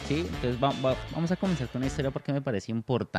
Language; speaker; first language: Spanish; native; Spanish